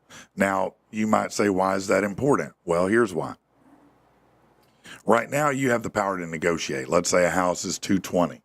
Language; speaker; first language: English; native; English